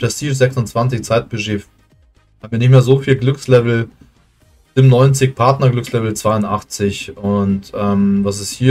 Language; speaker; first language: German; native; German